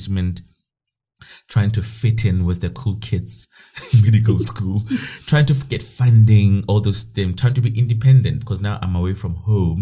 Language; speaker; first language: English; non-native, local second language; Southern Sotho